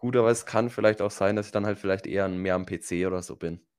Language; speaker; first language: German; native; German